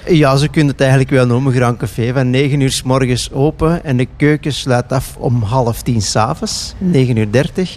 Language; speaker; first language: Dutch; native; Dutch